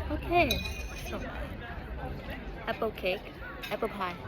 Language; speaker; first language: English; non-native, learner; Thai